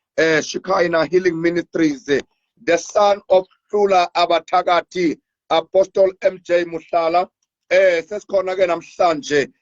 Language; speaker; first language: Zulu; non-native, local second language; Xhosa